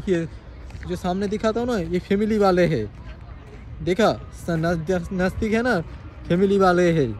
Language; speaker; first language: Hindi; non-native, learner; Bangla